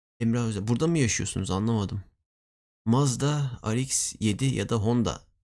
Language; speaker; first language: Turkish; native; Turkish